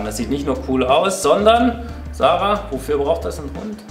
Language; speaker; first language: German; native; German